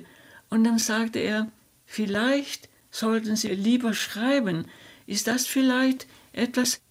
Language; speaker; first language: German; non-native, fluent; Danish